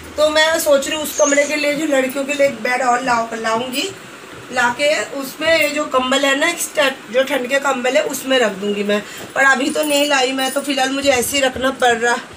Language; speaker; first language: Hindi; native; Hindi